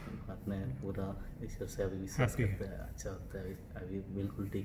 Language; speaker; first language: Hindi; non-native, local second language; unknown